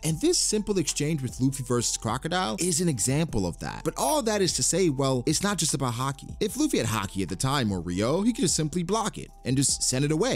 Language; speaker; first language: English; native; English